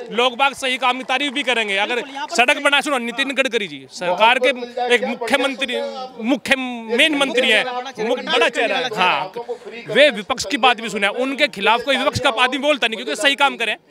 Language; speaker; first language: Hindi; native; Hindi